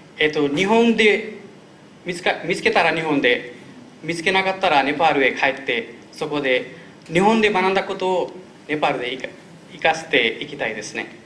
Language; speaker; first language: Japanese; non-native, fluent; Nepali